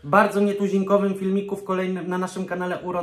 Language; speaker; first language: Polish; native; Polish